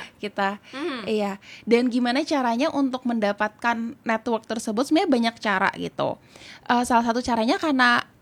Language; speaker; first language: Indonesian; native; Indonesian